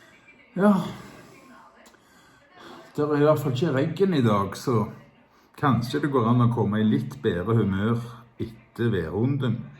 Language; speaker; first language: Norwegian; native; Norwegian